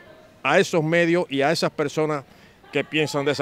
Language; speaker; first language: Spanish; native; Spanish